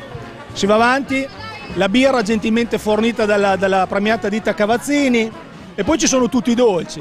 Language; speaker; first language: Italian; native; Italian